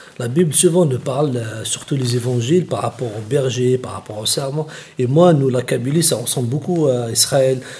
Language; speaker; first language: French; non-native, local second language; Kabyle